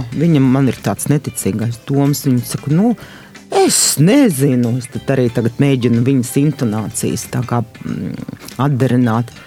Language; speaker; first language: Latvian; non-native, local second language; Russian